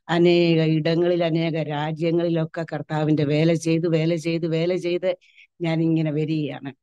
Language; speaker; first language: Malayalam; native; Malayalam